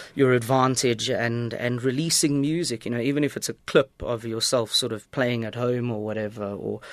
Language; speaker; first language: English; native; English